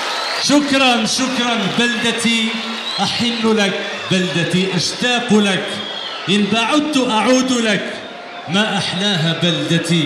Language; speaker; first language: Arabic; native; Arabic